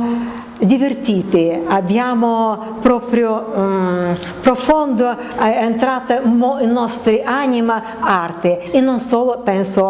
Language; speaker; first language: Italian; non-native, learner; Russian